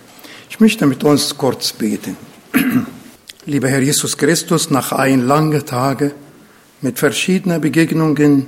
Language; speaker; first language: German; non-native, fluent; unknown